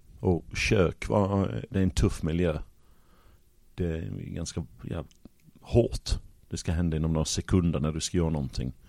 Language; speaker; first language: Swedish; non-native, fluent; English